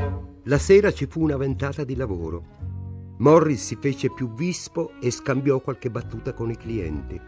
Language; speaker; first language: Italian; native; Italian